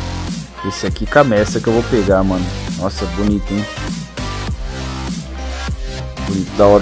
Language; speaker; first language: Portuguese; native; Portuguese